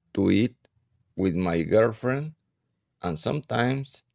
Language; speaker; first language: English; non-native, learner; Spanish